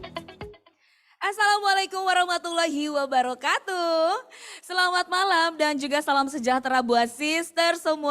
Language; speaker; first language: Indonesian; native; Indonesian